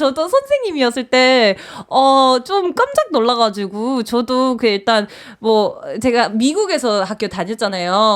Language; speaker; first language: Korean; non-native, fluent; English